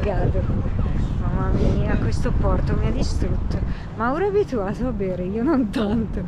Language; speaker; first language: Italian; native; Italian